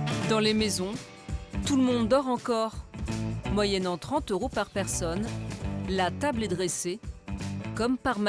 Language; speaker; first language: French; native; French